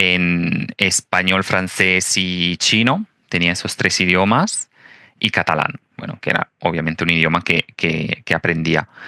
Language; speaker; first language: Spanish; non-native, fluent; Italian